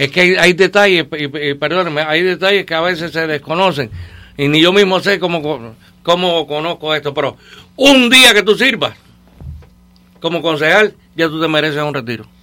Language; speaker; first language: Spanish; native; Spanish